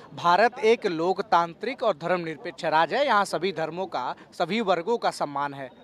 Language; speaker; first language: Hindi; native; Hindi